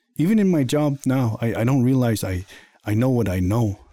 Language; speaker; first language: English; native; English